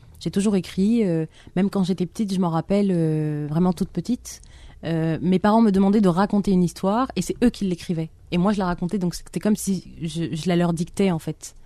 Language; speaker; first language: French; non-native, local second language; Arabic